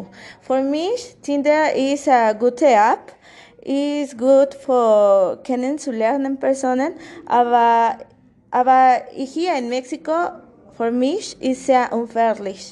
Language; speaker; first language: German; non-native, learner; Spanish